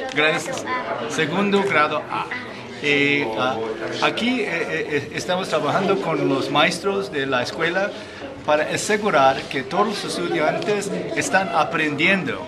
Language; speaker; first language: Spanish; non-native, learner; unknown